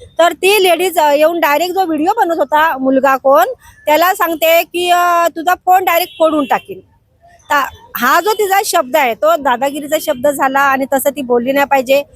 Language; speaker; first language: Marathi; native; Marathi